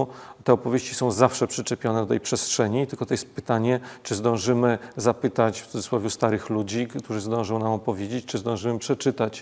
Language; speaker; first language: Polish; native; Polish